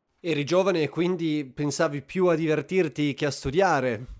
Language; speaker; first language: Italian; native; Italian